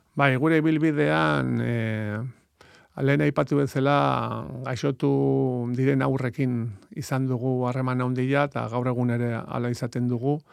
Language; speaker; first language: Basque; native; Basque